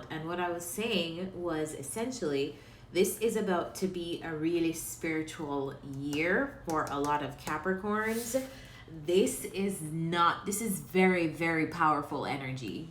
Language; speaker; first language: English; native; English